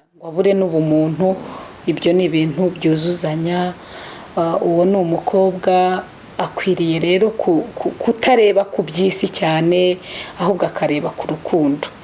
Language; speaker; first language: Kinyarwanda; native; Kinyarwanda